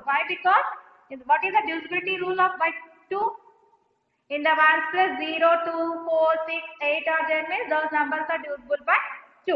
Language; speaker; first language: English; non-native, local second language; Telugu